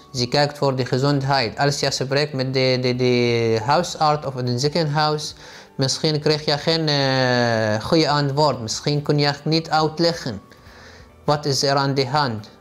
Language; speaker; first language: Dutch; non-native, learner; Arabic